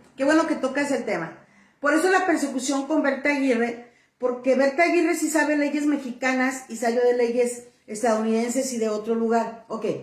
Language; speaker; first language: Spanish; native; Spanish